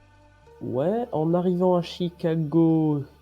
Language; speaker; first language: French; native; French